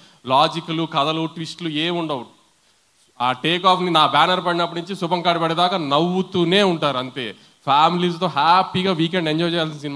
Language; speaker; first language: Telugu; native; Telugu